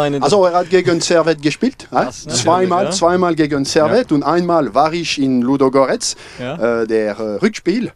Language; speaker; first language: German; non-native, fluent; French